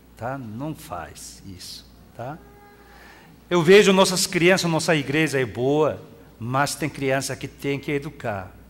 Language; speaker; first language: Portuguese; non-native, fluent; Korean